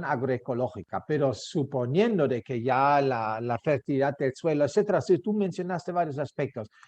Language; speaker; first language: Spanish; native; Spanish